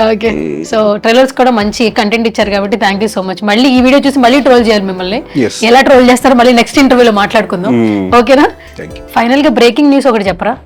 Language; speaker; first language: Telugu; native; Telugu